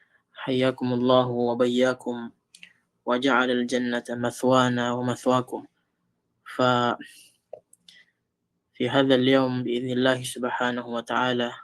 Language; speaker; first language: Arabic; non-native, fluent; Filipino